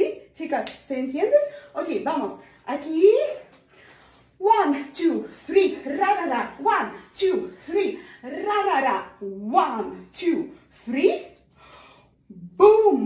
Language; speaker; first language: Spanish; non-native, learner; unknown